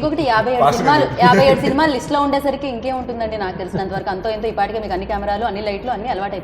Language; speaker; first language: Telugu; native; Telugu